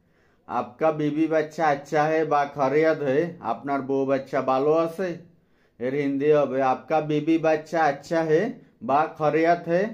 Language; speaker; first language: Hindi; non-native, fluent; Bangla